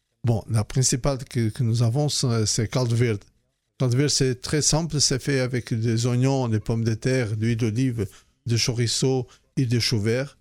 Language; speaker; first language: French; non-native, fluent; Portuguese